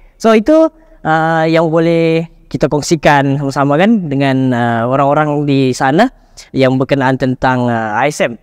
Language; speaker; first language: Malay; native; Malay